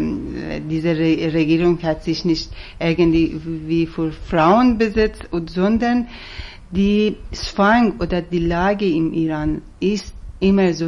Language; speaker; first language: German; non-native, fluent; Persian